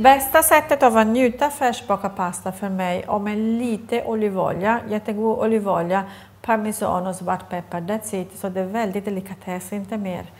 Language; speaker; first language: Swedish; non-native, fluent; Italian